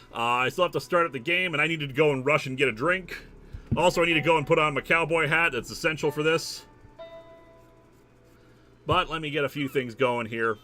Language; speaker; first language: English; native; English